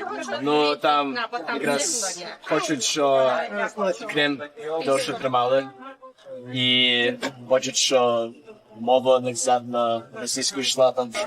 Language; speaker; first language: Ukrainian; early bilingual, heritage; Ukrainian